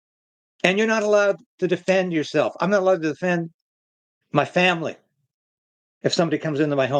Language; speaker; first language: English; native; English